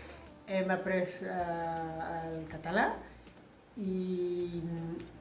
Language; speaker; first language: Catalan; non-native, learner; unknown